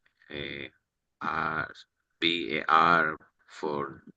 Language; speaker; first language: English; non-native, learner; Spanish